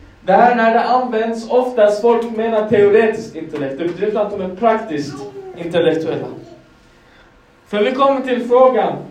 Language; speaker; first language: Swedish; non-native, fluent; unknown